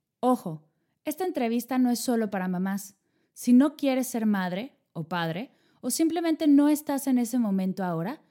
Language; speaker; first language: Spanish; native; Spanish